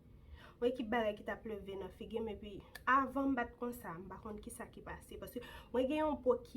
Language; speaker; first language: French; non-native, local second language; Haitian Creole